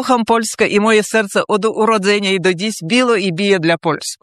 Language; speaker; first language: Polish; early bilingual, heritage; Polish